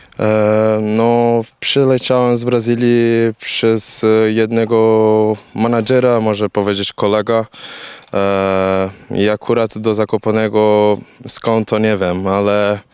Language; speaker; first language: Polish; non-native, learner; Portuguese